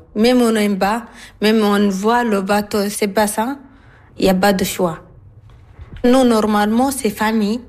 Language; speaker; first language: French; non-native, learner; Arabic